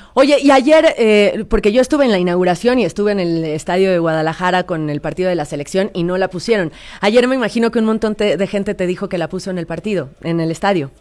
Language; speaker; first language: Spanish; native; Spanish